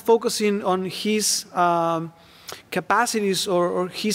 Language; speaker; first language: English; non-native, fluent; Spanish